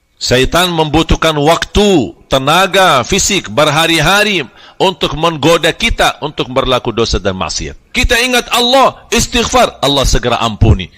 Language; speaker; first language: Malay; non-native, fluent; Arabic